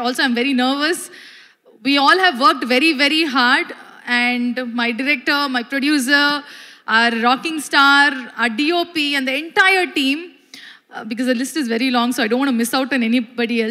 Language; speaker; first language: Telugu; non-native, learner; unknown